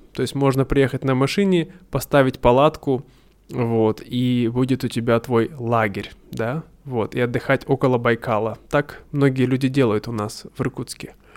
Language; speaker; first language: Russian; native; Russian